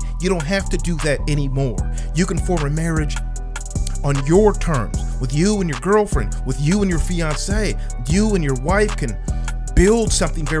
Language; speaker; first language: English; native; English